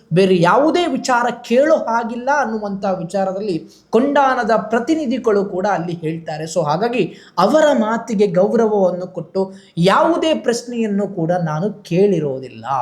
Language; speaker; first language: Kannada; non-native, local second language; Tulu